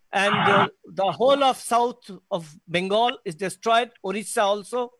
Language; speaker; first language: English; non-native, local second language; Bangla